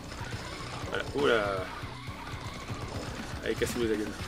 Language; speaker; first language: French; native; French